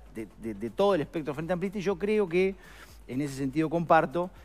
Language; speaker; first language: Spanish; native; Spanish